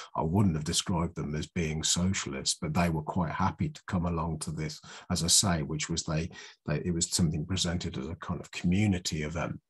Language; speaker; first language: English; native; English